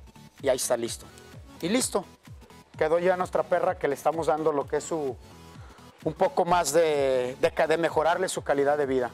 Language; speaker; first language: Spanish; native; Spanish